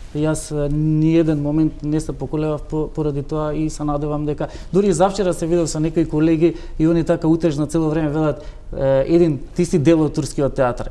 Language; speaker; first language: Macedonian; non-native, local second language; Turkish